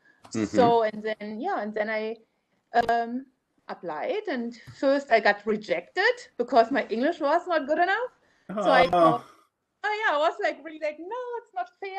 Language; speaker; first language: English; non-native, fluent; German